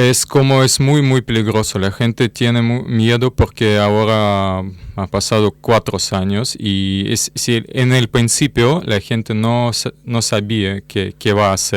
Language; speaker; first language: Spanish; non-native, learner; Russian